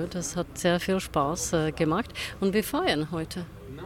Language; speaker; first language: German; non-native, fluent; Czech